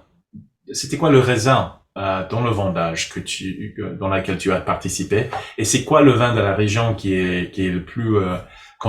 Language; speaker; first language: French; non-native, learner; English